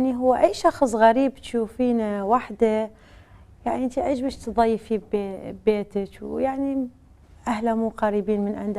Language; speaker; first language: Arabic; native; Arabic